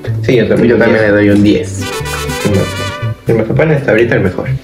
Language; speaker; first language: Spanish; native; Spanish